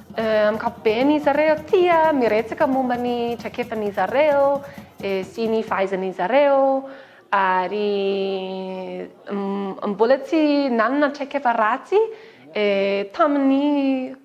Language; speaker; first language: Malagasy; non-native, learner; English